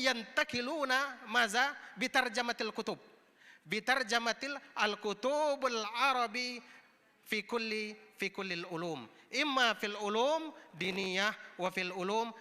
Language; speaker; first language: Arabic; non-native, fluent; Indonesian